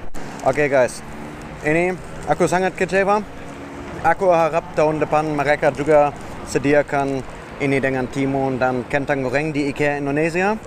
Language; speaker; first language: Indonesian; non-native, fluent; German